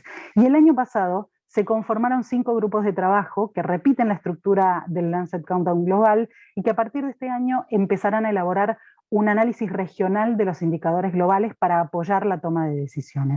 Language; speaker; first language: Spanish; native; Spanish